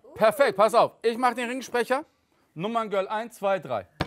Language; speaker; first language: German; early bilingual, other home language; Turkish